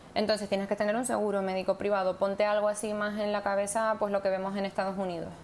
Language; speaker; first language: Spanish; native; Spanish